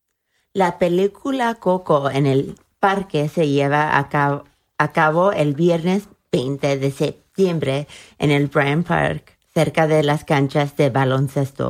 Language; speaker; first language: Spanish; early bilingual, heritage; Spanish